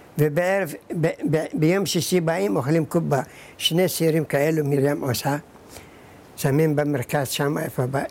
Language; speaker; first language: Hebrew; early bilingual, other home language; Arabic